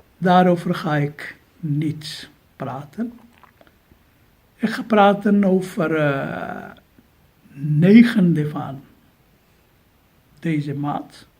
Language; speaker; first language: Dutch; non-native, fluent; Urdu